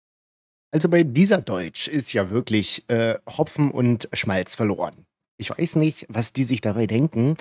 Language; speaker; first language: German; native; German